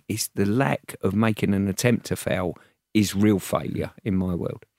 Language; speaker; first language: English; native; English